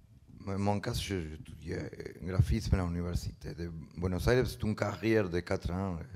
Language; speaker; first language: French; non-native, learner; Spanish